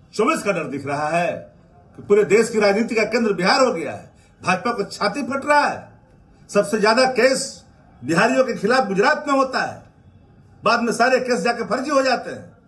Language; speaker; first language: Hindi; native; Hindi